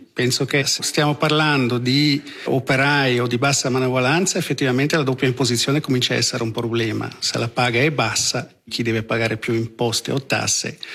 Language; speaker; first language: Italian; native; Italian